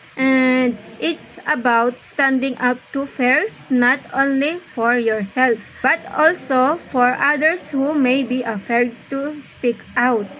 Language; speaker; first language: English; non-native, local second language; Filipino